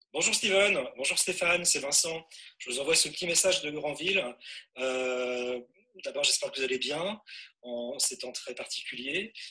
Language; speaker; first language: French; native; French